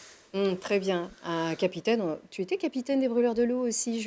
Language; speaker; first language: French; native; French